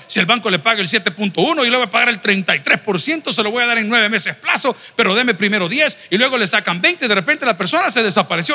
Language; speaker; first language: Spanish; native; Spanish